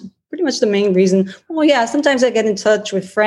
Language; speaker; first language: English; non-native, fluent; Portuguese